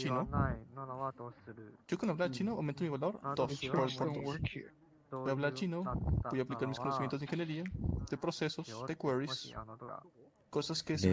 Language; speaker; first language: Spanish; native; Spanish